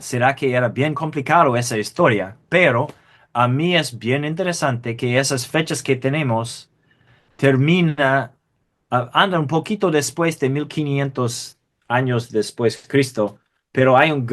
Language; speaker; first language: Spanish; non-native, fluent; English